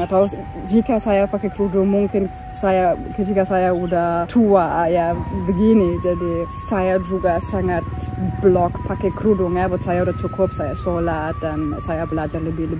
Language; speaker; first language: Indonesian; non-native, fluent; German